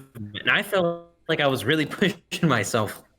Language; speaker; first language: English; native; English